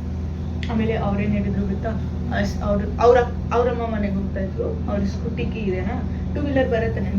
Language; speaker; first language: Kannada; non-native, learner; Hindi